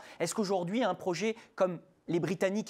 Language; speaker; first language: French; native; French